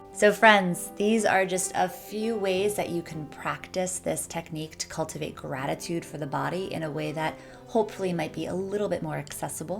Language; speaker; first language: English; native; English